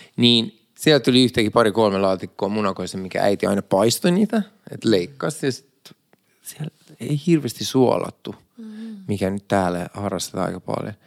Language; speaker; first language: Finnish; early bilingual, other home language; Persian